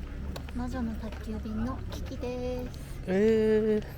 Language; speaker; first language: Japanese; native; Japanese